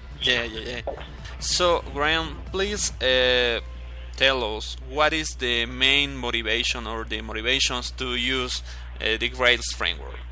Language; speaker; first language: English; non-native, learner; Spanish